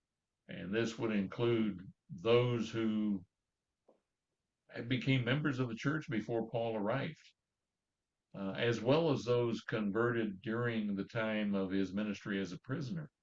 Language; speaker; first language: English; native; English